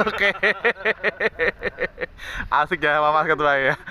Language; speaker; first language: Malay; non-native, local second language; Javanese